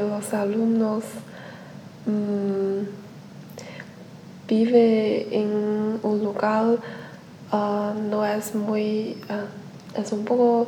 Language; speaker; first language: Spanish; non-native, learner; Chinese